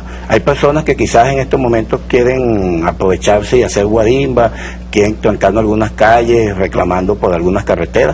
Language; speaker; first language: Spanish; native; Spanish